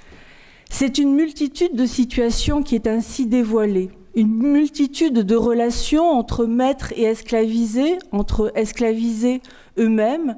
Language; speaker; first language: French; native; French